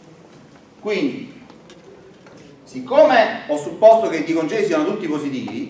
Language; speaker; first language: Italian; native; Italian